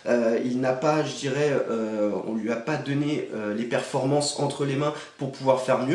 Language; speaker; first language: French; native; French